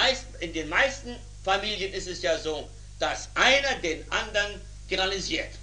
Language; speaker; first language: German; native; German